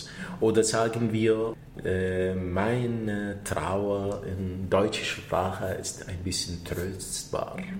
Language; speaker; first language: German; non-native, fluent; Arabic